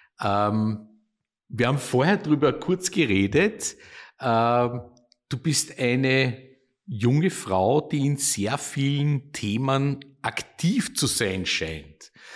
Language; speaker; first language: German; native; German